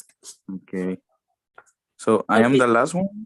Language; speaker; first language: English; non-native, learner; Spanish